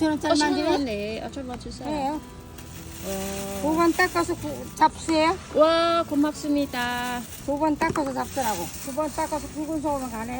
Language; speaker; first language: Korean; non-native, learner; Thai